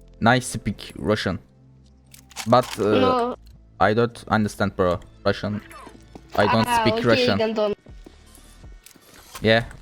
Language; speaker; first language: English; non-native, learner; Turkish